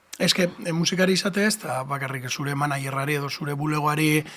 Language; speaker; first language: Basque; native; Basque